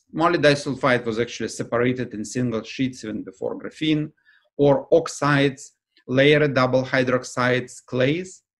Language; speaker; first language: English; non-native, fluent; Ukrainian